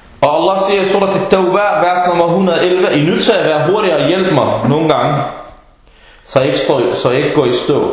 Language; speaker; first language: Danish; early bilingual, other home language; Arabic